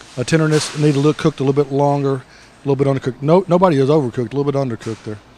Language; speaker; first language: English; native; English